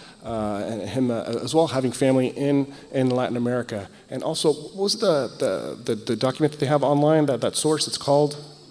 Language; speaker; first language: English; native; English